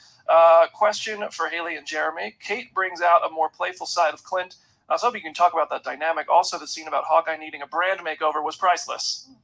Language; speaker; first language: English; native; English